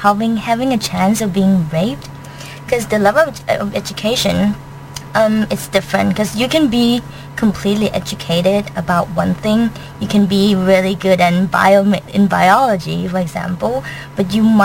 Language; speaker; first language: English; non-native, fluent; Thai